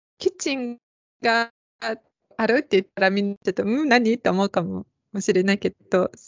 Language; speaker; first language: Japanese; non-native, fluent; Mongolian